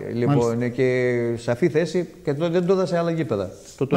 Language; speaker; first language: Greek; native; Greek